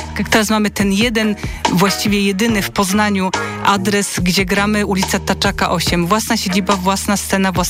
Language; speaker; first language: Polish; native; Polish